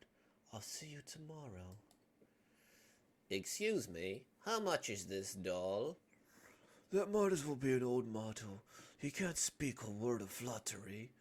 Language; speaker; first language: English; native; English